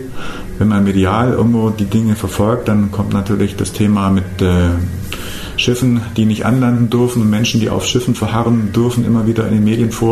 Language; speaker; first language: German; native; German